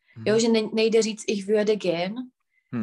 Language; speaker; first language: German; non-native, fluent; Czech